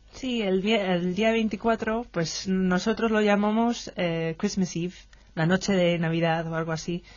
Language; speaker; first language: Spanish; non-native, fluent; English